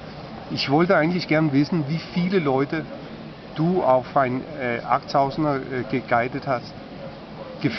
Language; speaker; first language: German; non-native, fluent; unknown